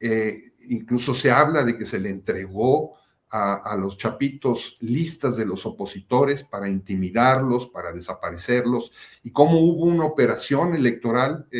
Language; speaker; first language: Spanish; native; Spanish